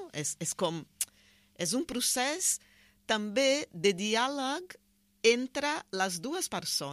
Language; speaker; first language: Catalan; non-native, fluent; Portuguese